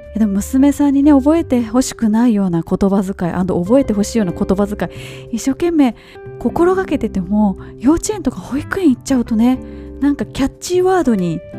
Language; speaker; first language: Japanese; native; Japanese